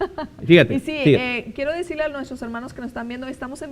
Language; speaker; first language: Spanish; native; Spanish